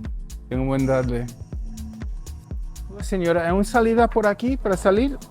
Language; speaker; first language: Spanish; non-native, learner; English